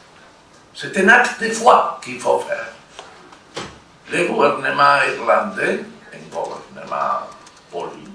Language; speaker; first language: French; non-native, fluent; Spanish